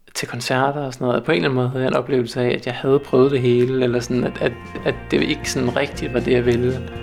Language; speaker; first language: Danish; native; Danish